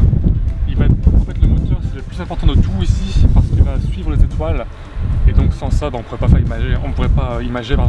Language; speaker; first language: French; native; French